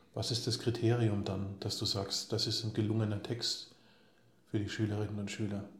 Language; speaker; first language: German; native; German